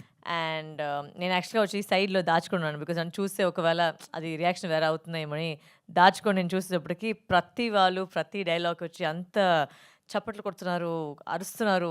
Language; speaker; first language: Telugu; non-native, fluent; Tamil